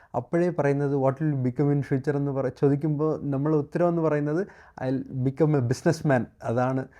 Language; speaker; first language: Malayalam; non-native, local second language; Tamil